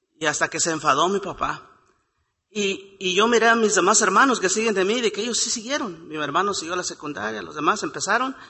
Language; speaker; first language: Spanish; native; Spanish